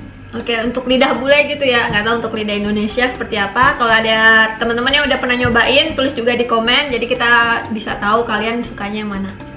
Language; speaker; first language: Indonesian; native; Indonesian